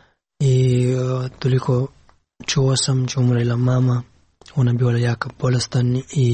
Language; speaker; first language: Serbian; non-native, learner; Pashto